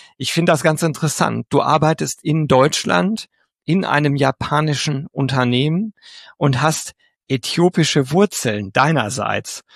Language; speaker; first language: German; native; German